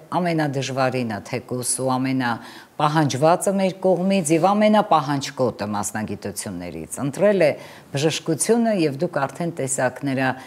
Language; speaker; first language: Armenian; native; Armenian